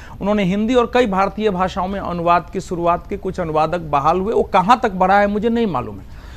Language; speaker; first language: Hindi; native; Hindi